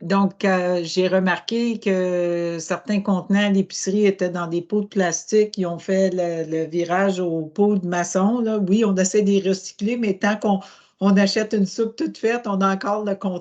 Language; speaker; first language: French; native; French